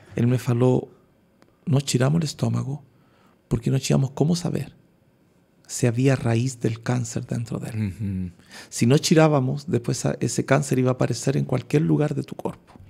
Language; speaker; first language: Portuguese; non-native, learner; Spanish